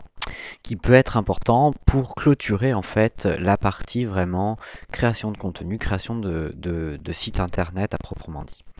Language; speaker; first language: French; native; French